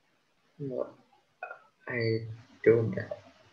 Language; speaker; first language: English; non-native, learner; Vietnamese